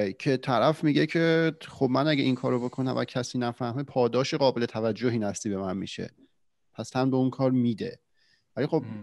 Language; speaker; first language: Persian; native; Persian